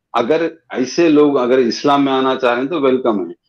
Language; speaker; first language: Hindi; non-native, local second language; Urdu